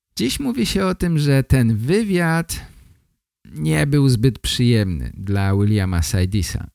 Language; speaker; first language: Polish; native; Polish